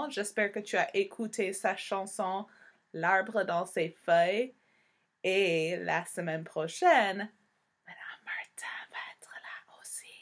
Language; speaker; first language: French; non-native, fluent; English